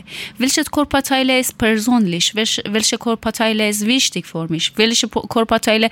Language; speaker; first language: German; non-native, learner; Persian